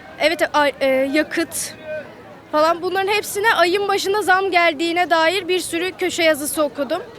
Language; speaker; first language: Turkish; native; Turkish